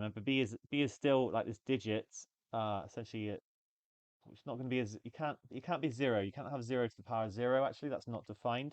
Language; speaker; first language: English; native; English